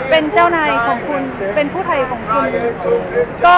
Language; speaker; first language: Thai; native; Thai